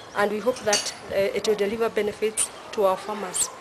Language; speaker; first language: English; non-native, local second language; Kikuyu